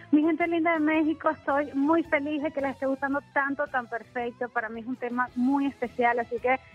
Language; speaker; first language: Spanish; native; Spanish